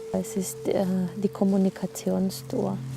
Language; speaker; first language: German; non-native, learner; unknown